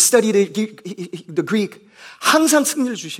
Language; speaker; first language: Korean; native; Korean